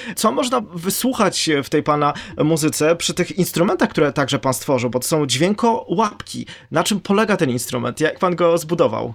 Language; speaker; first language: Polish; native; Polish